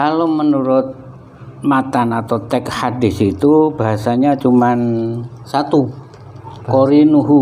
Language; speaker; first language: Indonesian; native; Indonesian